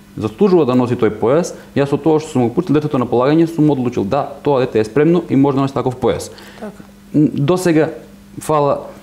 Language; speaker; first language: Macedonian; native; Macedonian